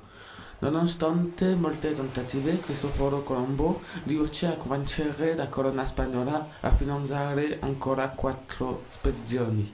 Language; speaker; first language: Italian; non-native, learner; French